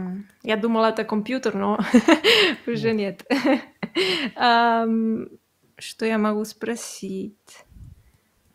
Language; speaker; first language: Russian; non-native, learner; Catalan